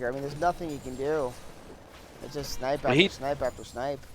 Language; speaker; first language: English; native; English